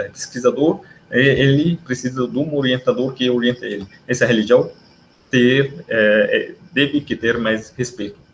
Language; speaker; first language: Portuguese; non-native, fluent; Arabic